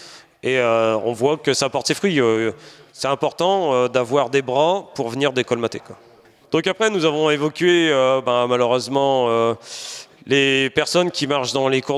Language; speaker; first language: French; native; French